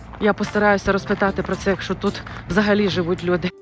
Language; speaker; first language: Ukrainian; native; Ukrainian